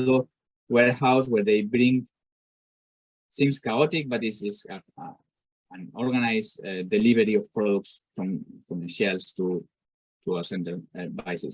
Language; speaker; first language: English; non-native, fluent; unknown